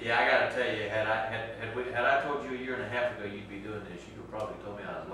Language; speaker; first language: English; native; English